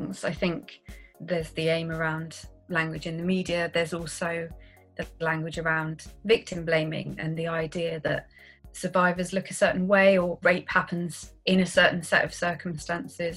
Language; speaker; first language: English; native; English